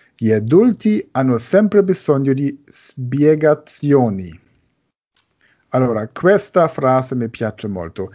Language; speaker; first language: Italian; non-native, learner; German